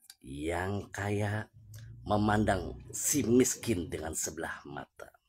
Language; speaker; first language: Indonesian; native; Indonesian